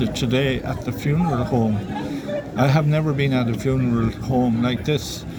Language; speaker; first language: English; native; English